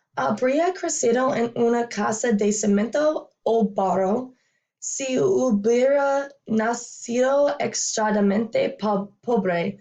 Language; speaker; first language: Spanish; non-native, learner; English